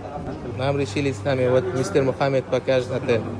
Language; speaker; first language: Russian; non-native, local second language; Uzbek